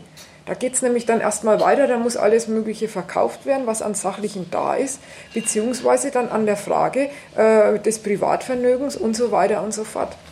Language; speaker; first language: German; native; German